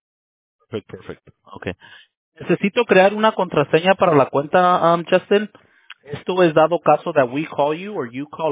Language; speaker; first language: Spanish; early bilingual, heritage; Spanish